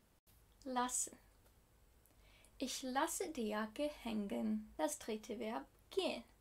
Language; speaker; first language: German; non-native, fluent; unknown